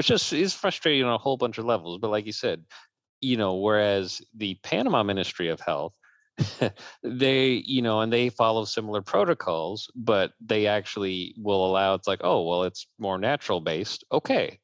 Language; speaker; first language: English; native; English